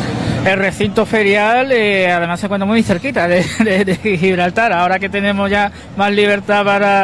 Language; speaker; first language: Spanish; native; Spanish